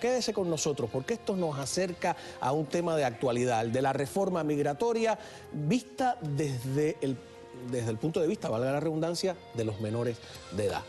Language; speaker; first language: Spanish; native; Spanish